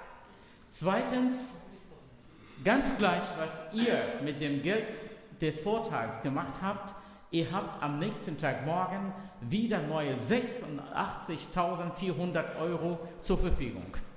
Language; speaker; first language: German; non-native, fluent; Arabic